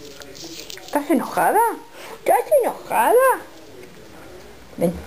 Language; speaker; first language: Spanish; native; Spanish